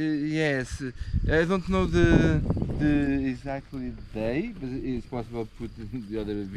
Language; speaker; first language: English; non-native, learner; Portuguese